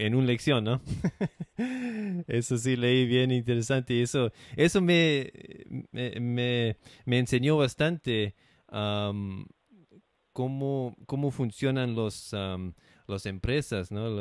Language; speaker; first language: Spanish; non-native, fluent; English